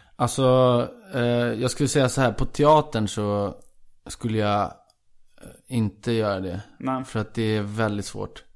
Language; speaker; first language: Swedish; early bilingual, other home language; Icelandic